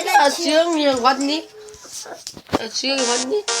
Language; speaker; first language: Korean; native; Korean